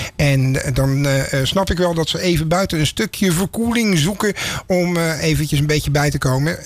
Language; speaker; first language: Dutch; native; Dutch